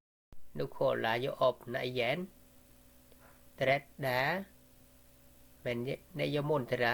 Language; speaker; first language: Swedish; non-native, learner; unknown